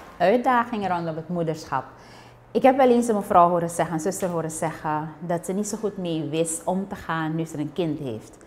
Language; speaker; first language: Dutch; native; Dutch